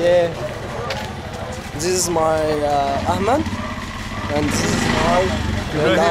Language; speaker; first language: English; non-native, learner; Arabic